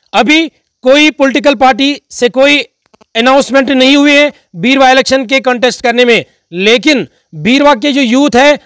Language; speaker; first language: Hindi; non-native, local second language; Kashmiri